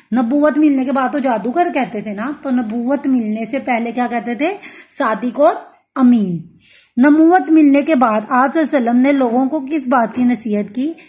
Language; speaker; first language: Urdu; non-native, local second language; Punjabi